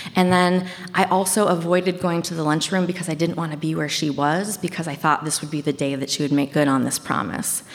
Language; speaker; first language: English; native; English